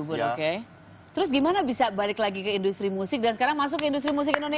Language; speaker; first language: Indonesian; native; Indonesian